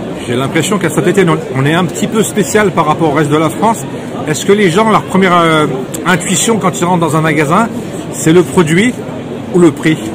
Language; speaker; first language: French; native; French